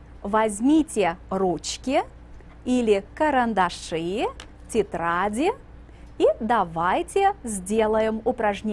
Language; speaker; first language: Russian; non-native, fluent; English